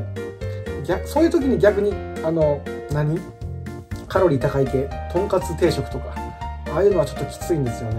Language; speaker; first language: Japanese; native; Japanese